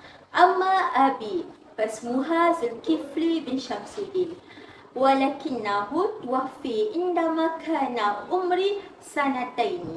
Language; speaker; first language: Arabic; non-native, learner; Malay